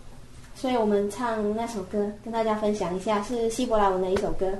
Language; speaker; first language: Chinese; native; Chinese